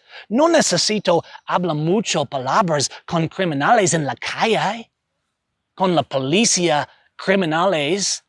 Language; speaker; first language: Spanish; non-native, learner; English